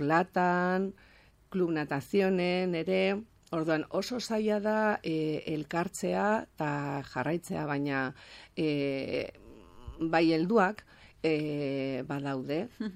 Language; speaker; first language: Basque; non-native, local second language; Spanish